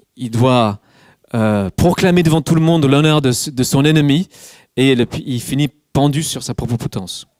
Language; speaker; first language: French; non-native, fluent; English